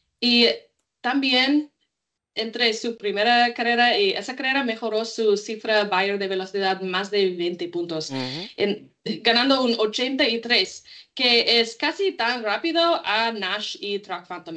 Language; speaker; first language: Spanish; non-native, learner; English